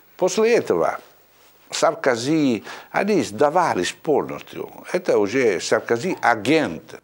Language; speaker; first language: Russian; non-native, fluent; Italian